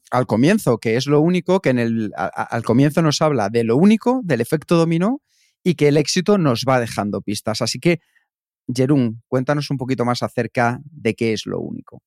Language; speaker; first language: Spanish; native; Spanish